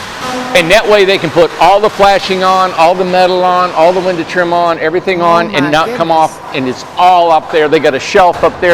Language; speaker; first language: English; native; English